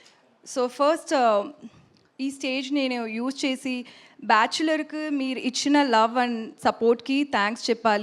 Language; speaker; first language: Telugu; non-native, learner; Tamil